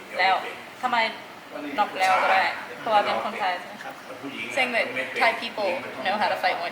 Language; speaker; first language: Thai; non-native, learner; English